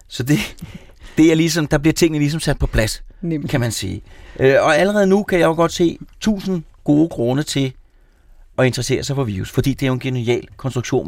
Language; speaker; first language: Danish; native; Danish